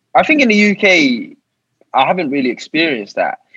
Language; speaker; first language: English; native; English